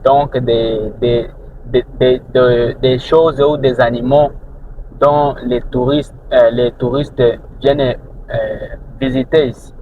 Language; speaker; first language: French; non-native, local second language; Rundi